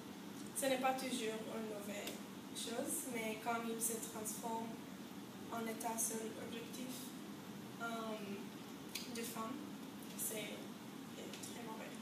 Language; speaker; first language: French; non-native, learner; English